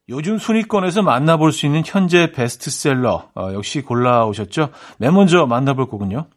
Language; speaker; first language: Korean; native; Korean